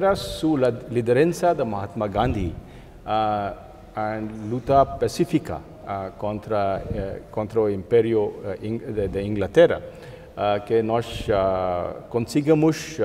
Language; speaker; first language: Portuguese; non-native, fluent; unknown